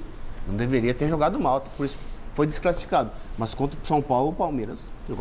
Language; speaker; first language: Portuguese; native; Portuguese